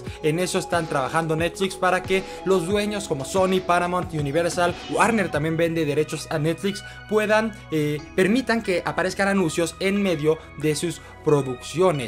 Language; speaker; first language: Spanish; native; Spanish